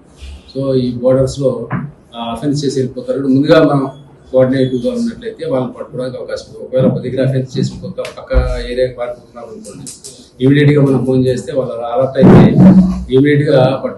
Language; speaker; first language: Telugu; native; Telugu